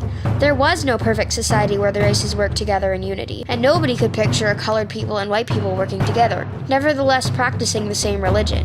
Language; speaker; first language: English; native; English